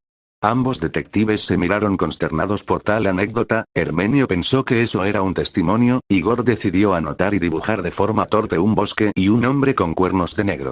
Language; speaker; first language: Spanish; native; Spanish